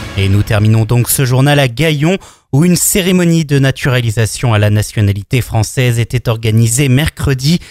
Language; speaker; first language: French; native; French